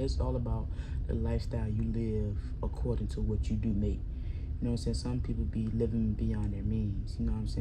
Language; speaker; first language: English; native; English